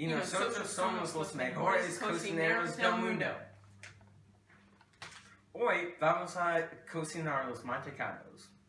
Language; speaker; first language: Spanish; non-native, learner; English